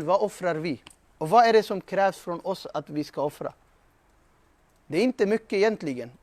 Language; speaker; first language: Swedish; non-native, fluent; Urdu